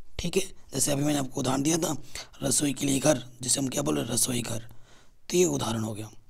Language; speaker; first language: Hindi; native; Hindi